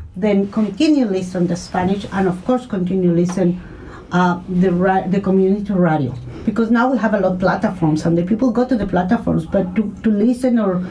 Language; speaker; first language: English; non-native, learner; Spanish